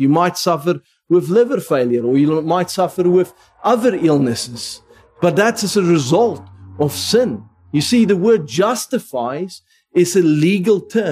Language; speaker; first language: English; non-native, local second language; Afrikaans